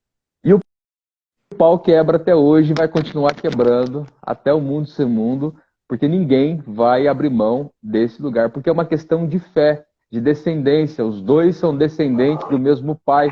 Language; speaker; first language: Portuguese; native; Portuguese